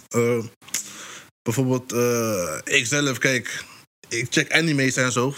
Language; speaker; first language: Dutch; early bilingual, other home language; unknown